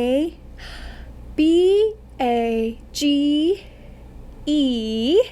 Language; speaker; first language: English; native; English